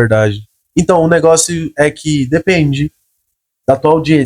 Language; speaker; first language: Portuguese; non-native, fluent; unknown